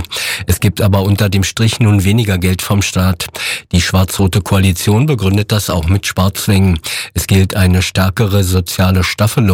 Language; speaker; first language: German; native; German